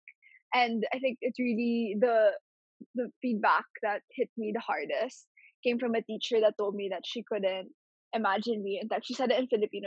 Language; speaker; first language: English; non-native, local second language; Filipino